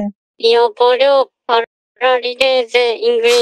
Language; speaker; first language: Italian; non-native, learner; Japanese